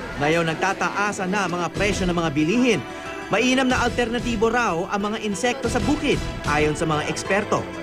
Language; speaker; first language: Filipino; native; Filipino